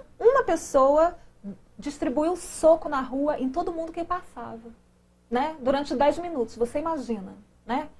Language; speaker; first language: Portuguese; native; Portuguese